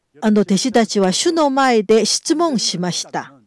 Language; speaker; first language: Japanese; non-native, fluent; Korean